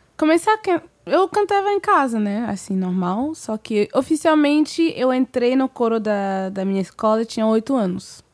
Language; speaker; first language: Portuguese; non-native, fluent; French